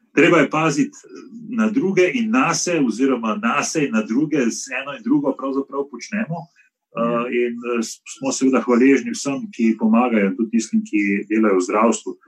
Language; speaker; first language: Slovenian; native; Slovenian